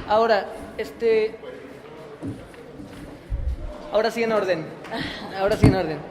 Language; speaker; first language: Spanish; native; Spanish